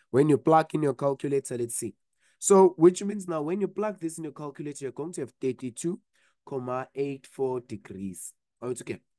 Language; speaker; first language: English; non-native, local second language; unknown